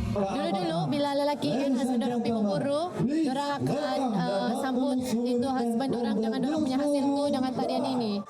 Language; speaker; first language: Malay; native; Malay